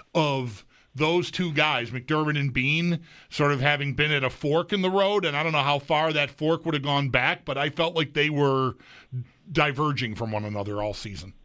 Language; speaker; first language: English; native; English